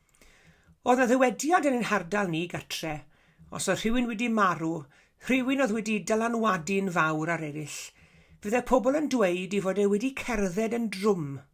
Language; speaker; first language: Welsh; native; Welsh